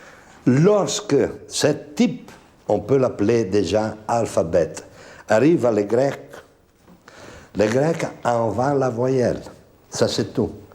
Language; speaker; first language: French; non-native, fluent; Italian